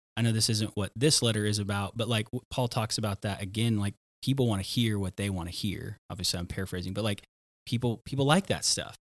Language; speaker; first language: English; native; English